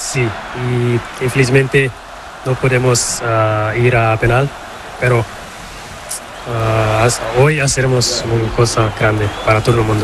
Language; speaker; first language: Spanish; non-native, learner; Portuguese